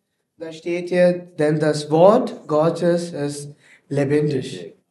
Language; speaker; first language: German; non-native, learner; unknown